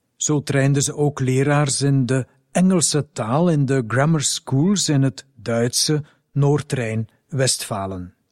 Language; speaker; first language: Dutch; native; Dutch